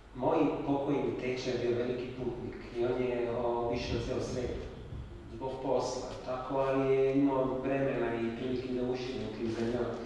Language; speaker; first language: Serbian; non-native, fluent; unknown